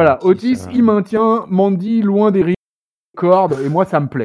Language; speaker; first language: French; native; French